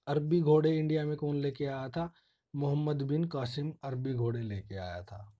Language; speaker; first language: Hindi; native; Hindi